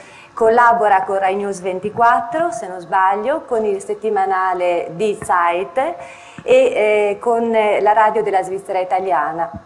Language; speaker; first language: Italian; native; Italian